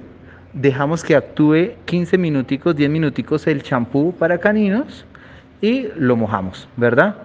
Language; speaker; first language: Spanish; native; Spanish